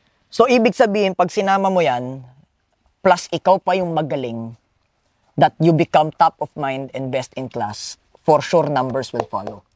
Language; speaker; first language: English; non-native, local second language; Filipino